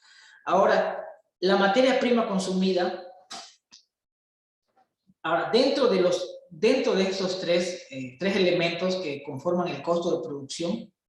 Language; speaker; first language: Spanish; native; Spanish